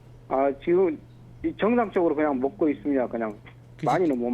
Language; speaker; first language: Korean; native; Korean